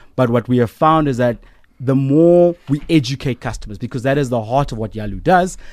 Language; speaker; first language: English; non-native, local second language; Zulu